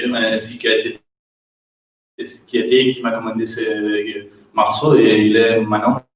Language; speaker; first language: French; non-native, learner; Catalan